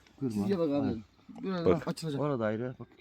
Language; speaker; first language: Turkish; native; Turkish